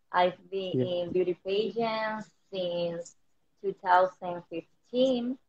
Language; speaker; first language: English; non-native, learner; Spanish